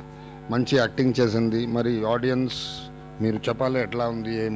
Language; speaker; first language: Telugu; non-native, local second language; Urdu